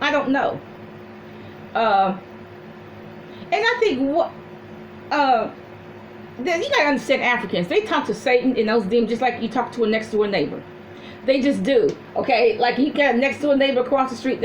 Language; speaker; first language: English; native; English